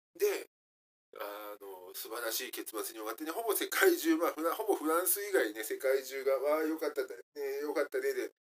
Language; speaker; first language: Japanese; native; Japanese